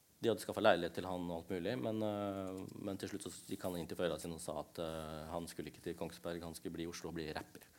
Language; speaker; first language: Norwegian; early bilingual, other home language; Tamil